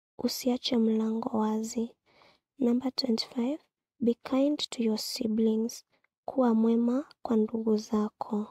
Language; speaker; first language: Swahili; non-native, local second language; Kikuyu